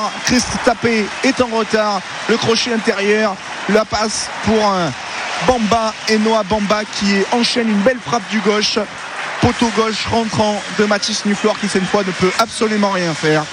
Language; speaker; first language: French; native; French